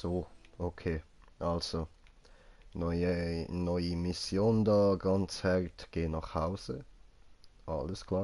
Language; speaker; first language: German; native; German